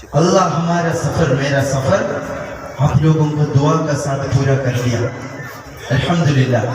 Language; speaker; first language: Urdu; non-native, local second language; Malayalam